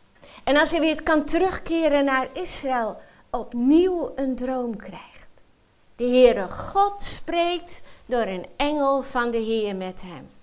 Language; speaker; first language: Dutch; native; Dutch